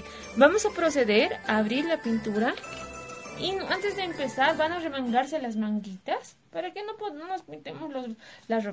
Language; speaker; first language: Spanish; native; Spanish